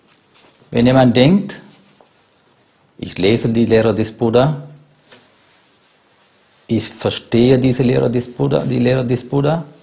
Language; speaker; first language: German; non-native, fluent; Sinhala